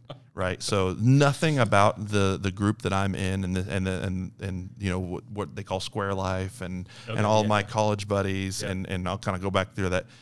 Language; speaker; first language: English; native; English